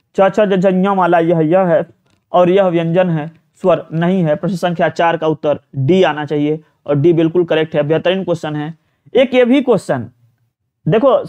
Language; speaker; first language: Hindi; native; Hindi